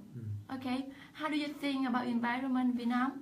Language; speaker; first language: English; non-native, learner; Vietnamese